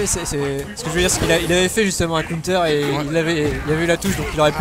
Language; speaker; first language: French; native; French